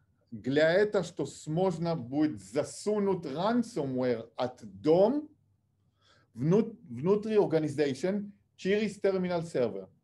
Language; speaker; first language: Russian; early bilingual, heritage; Russian